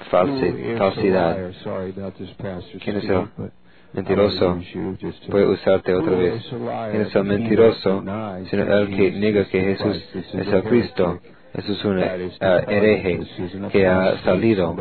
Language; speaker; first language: Spanish; non-native, learner; English